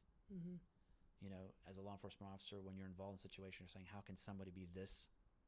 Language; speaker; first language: English; early bilingual, other home language; Spanish